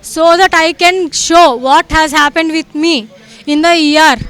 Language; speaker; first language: English; non-native, local second language; Telugu